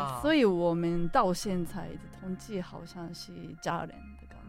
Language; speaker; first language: Chinese; non-native, fluent; Japanese